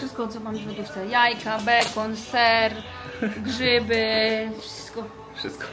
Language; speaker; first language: Polish; native; Polish